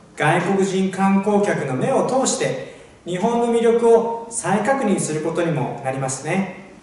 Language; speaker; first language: Japanese; native; Japanese